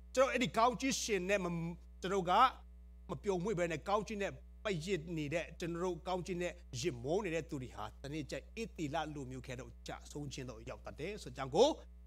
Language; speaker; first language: Burmese; non-native, local second language; Hakha Chin